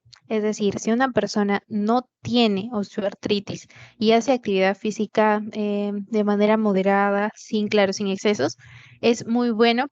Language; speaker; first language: Spanish; native; Spanish